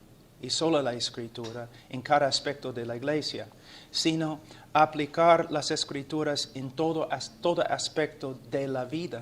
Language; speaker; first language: Spanish; non-native, fluent; English